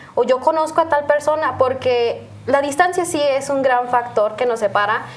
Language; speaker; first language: Spanish; native; Spanish